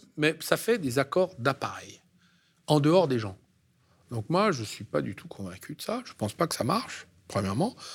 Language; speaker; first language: French; native; French